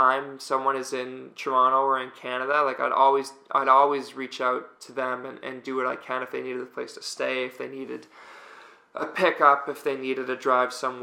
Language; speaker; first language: English; native; English